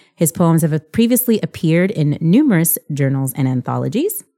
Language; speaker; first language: English; early bilingual, other home language; Spanish